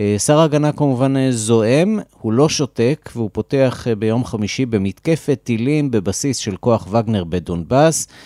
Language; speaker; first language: Hebrew; native; Hebrew